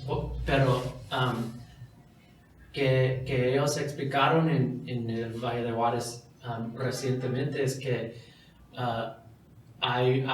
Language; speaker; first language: Spanish; non-native, fluent; English